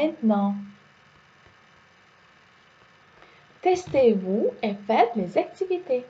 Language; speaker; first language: French; non-native, fluent; Uzbek